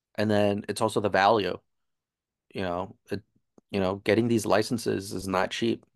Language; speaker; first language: English; native; English